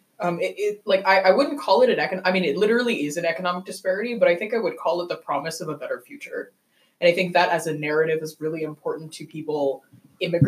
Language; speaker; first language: English; non-native, local second language; Cantonese